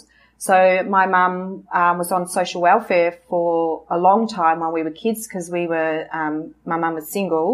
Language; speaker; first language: English; native; English